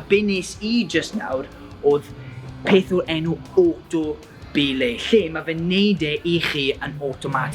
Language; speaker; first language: Welsh; non-native, local second language; English